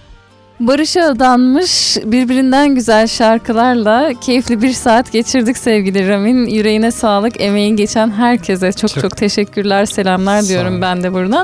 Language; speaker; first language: Turkish; native; Turkish